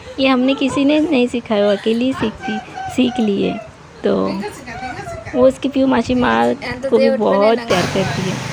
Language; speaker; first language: Hindi; non-native, local second language; Bangla